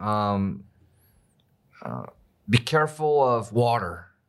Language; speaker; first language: English; non-native, learner; Korean